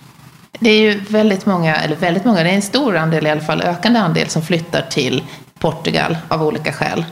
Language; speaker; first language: Swedish; native; Swedish